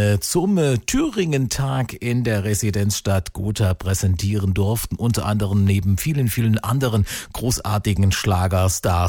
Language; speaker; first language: German; native; German